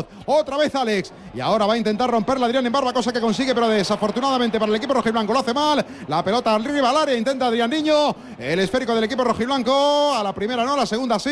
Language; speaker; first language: Spanish; native; Spanish